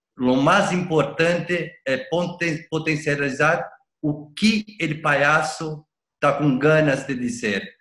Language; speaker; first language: Spanish; non-native, learner; Portuguese